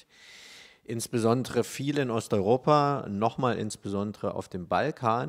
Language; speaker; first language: German; native; German